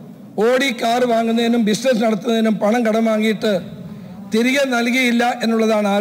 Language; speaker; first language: Malayalam; native; Malayalam